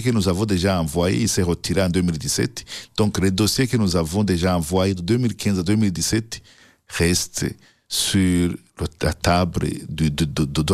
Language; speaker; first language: French; non-native, local second language; Rundi